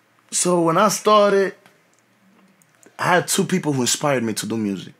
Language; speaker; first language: English; early bilingual, other home language; Spanish